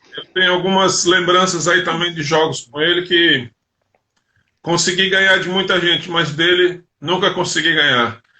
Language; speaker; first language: Portuguese; native; Portuguese